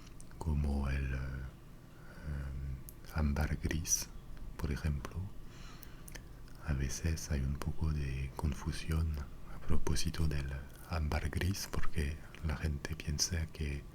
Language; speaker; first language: Spanish; non-native, fluent; French